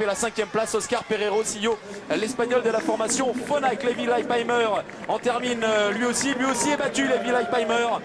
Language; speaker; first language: French; native; French